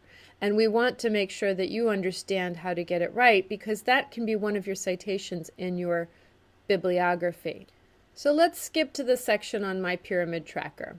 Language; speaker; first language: English; native; English